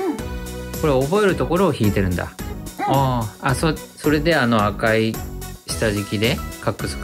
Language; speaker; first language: Japanese; native; Japanese